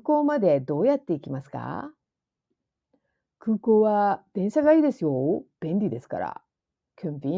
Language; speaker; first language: Japanese; non-native, fluent; English